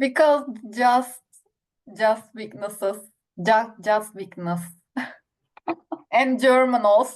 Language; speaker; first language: English; non-native, learner; Turkish